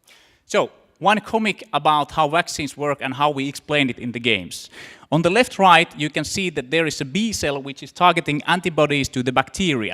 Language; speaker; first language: English; non-native, fluent; Finnish